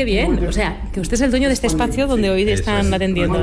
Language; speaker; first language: Spanish; native; Spanish